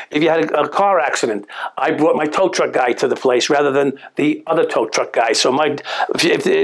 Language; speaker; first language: English; native; English